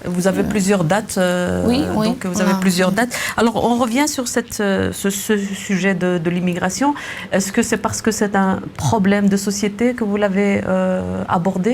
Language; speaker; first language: French; native; French